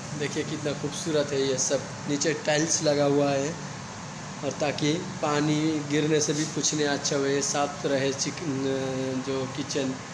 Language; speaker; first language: Hindi; non-native, local second language; Assamese